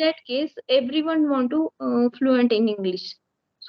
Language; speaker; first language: English; non-native, learner; Marathi